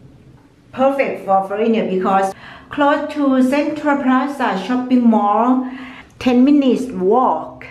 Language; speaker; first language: English; non-native, learner; Thai